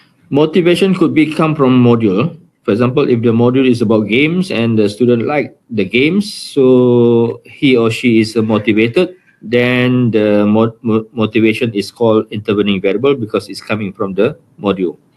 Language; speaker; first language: English; non-native, local second language; Malay